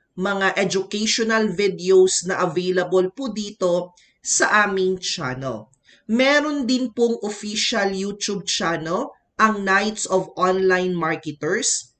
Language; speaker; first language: Filipino; non-native, local second language; Cebuano